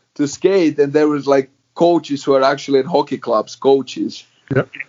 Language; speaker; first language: English; non-native, fluent; Croatian